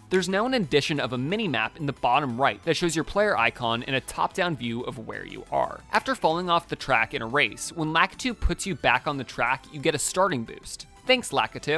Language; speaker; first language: English; native; English